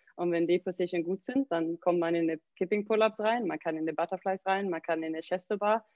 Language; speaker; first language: German; non-native, fluent; Swedish